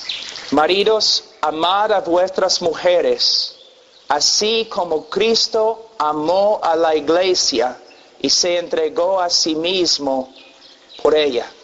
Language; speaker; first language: Spanish; non-native, fluent; English